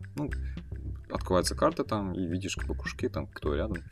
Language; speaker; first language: Russian; non-native, fluent; Kazakh